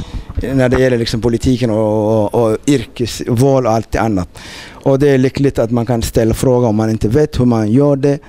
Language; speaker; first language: Swedish; non-native, fluent; Somali